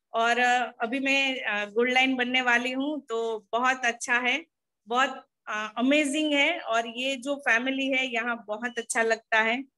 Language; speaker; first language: Hindi; non-native, local second language; Gujarati